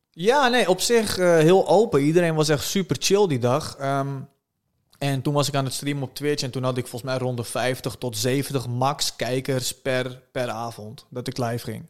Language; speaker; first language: Dutch; early bilingual, other home language; Turkish